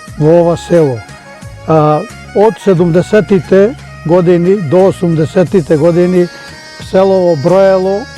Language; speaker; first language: Macedonian; native; Macedonian